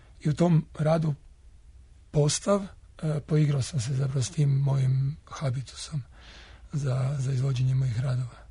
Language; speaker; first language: Croatian; native; Croatian